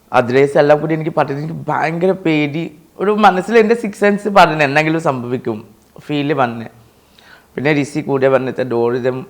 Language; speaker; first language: Malayalam; non-native, fluent; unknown